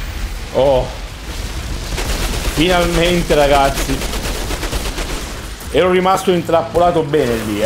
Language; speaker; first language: Italian; native; Italian